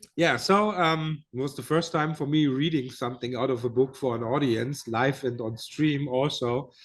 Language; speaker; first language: English; non-native, fluent; German